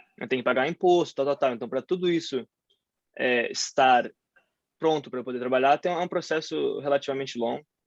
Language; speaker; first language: Portuguese; native; Portuguese